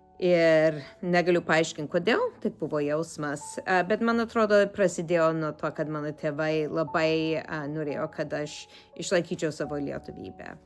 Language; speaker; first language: Lithuanian; early bilingual, heritage; Lithuanian